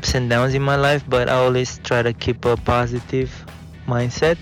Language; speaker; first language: English; non-native, fluent; Romanian